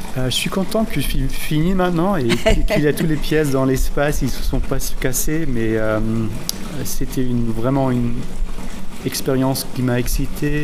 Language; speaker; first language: French; non-native, fluent; German